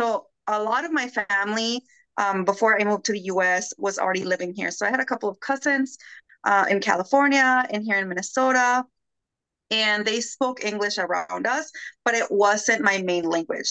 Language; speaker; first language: English; early bilingual, other home language; Spanish